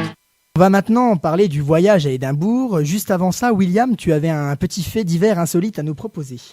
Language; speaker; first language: French; native; French